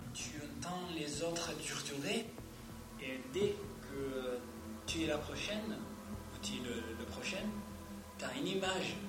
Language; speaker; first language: French; non-native, fluent; Arabic